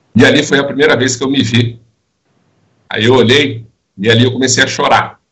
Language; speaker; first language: Portuguese; native; Portuguese